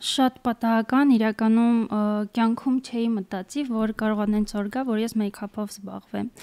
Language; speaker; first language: Armenian; native; Armenian